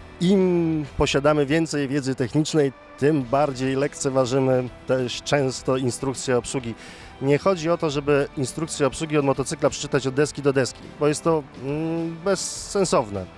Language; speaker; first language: Polish; native; Polish